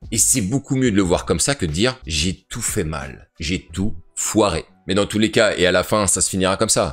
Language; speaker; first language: French; native; French